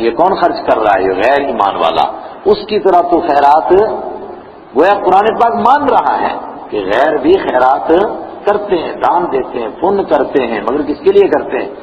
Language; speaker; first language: Urdu; non-native, local second language; Gujari